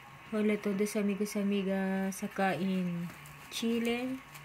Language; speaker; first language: Spanish; non-native, learner; Filipino